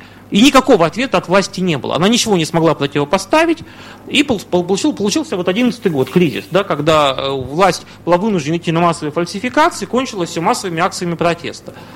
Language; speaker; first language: Russian; native; Russian